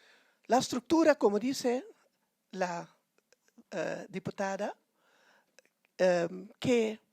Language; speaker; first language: Spanish; non-native, fluent; Papiamento